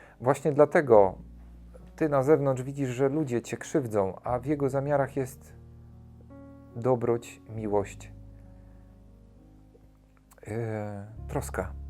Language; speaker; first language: Polish; native; Polish